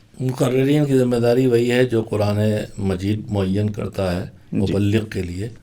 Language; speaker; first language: Urdu; native; Urdu